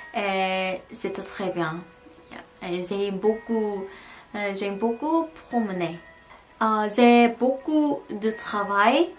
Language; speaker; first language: French; non-native, learner; Korean